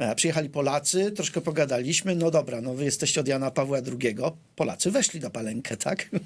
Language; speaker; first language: Polish; native; Polish